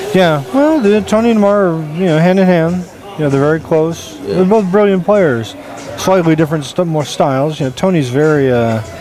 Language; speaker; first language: English; native; English